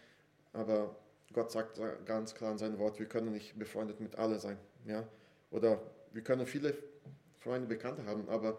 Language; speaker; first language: German; non-native, fluent; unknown